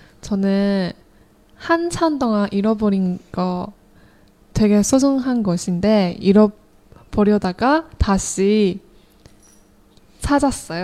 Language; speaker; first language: Korean; non-native, fluent; Chinese